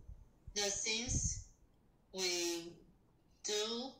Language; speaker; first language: English; non-native, learner; Chinese